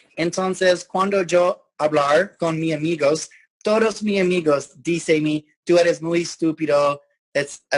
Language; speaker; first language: Spanish; non-native, learner; English